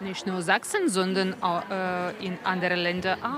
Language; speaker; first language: German; non-native, fluent; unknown